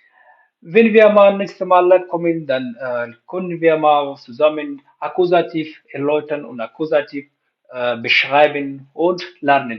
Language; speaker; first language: German; non-native, fluent; Pashto